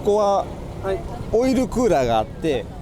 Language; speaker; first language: Japanese; native; Japanese